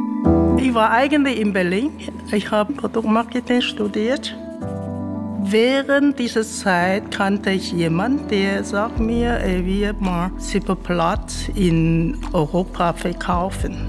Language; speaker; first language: German; non-native, fluent; Chinese